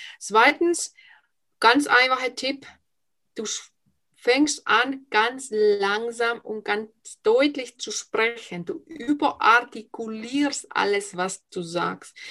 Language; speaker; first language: German; non-native, fluent; Finnish